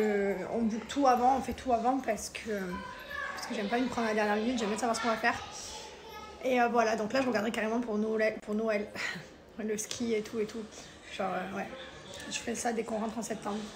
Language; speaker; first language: French; native; French